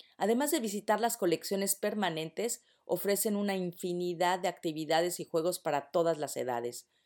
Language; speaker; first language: Spanish; native; Spanish